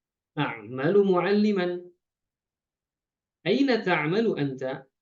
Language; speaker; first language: Arabic; non-native, fluent; Indonesian